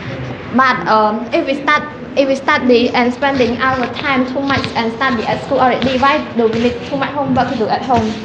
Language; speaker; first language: English; non-native, learner; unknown